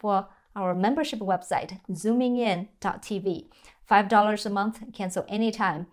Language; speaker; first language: English; non-native, fluent; Chinese